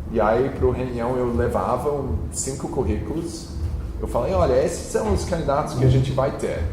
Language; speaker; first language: Portuguese; non-native, fluent; English